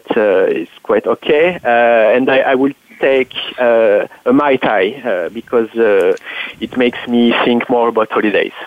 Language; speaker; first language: English; non-native, fluent; French